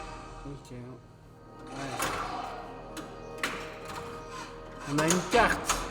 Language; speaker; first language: French; native; French